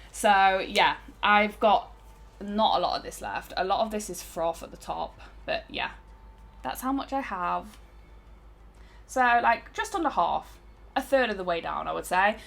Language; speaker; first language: English; native; English